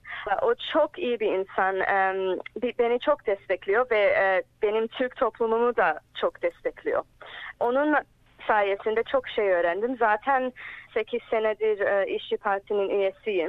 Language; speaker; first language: Turkish; early bilingual, heritage; English